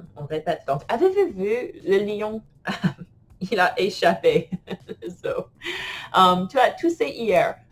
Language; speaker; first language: French; non-native, fluent; English